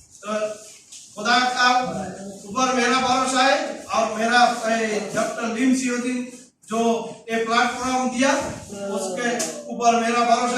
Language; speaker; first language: Hindi; non-native, fluent; Bangla